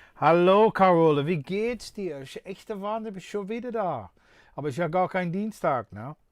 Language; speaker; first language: German; non-native, fluent; English